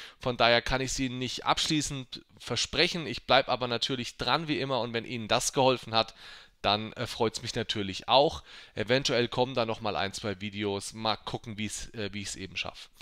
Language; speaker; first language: German; native; German